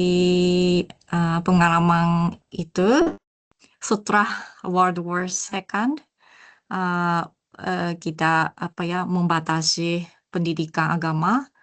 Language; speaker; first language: Indonesian; non-native, learner; Japanese